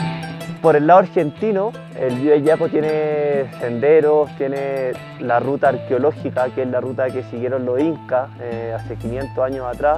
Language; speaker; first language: Spanish; native; Spanish